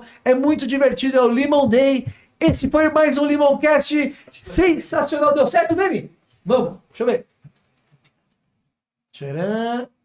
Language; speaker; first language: Portuguese; native; Portuguese